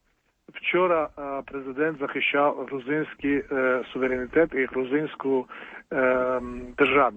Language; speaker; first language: Ukrainian; non-native, fluent; Georgian